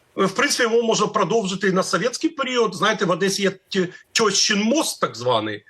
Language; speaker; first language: Ukrainian; native; Ukrainian